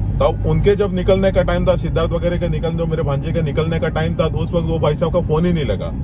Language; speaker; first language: Hindi; non-native, local second language; Rajasthani